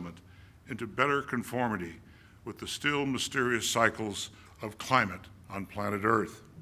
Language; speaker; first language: English; native; English